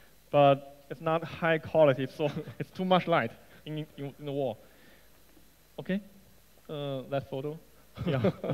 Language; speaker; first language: English; non-native, learner; Chinese